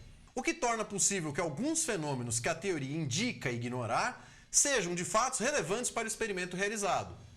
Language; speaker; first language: Portuguese; native; Portuguese